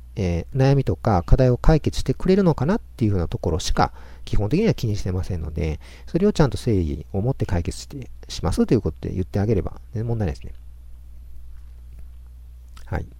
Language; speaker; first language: Japanese; native; Japanese